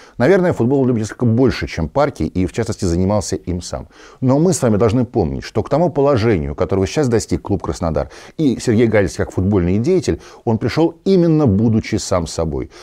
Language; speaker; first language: Russian; native; Russian